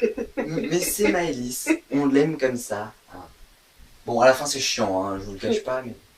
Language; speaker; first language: French; native; French